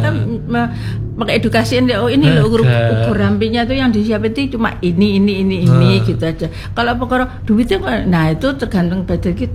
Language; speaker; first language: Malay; non-native, local second language; Javanese